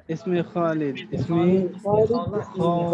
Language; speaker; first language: Arabic; non-native, learner; Bangla